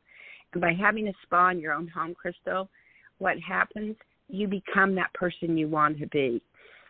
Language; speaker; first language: English; native; English